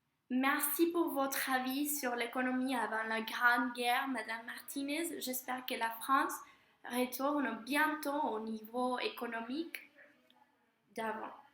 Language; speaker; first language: French; non-native, learner; Spanish